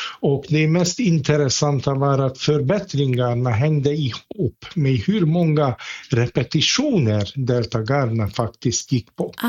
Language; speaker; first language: Swedish; non-native, fluent; Hungarian